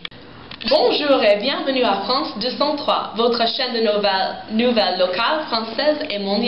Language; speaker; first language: French; non-native, learner; English